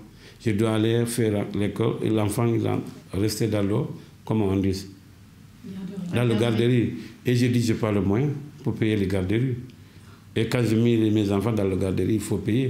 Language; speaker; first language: French; non-native, learner; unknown